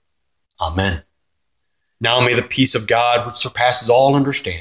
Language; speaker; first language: English; native; English